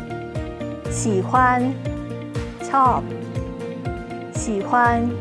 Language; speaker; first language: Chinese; non-native, fluent; Thai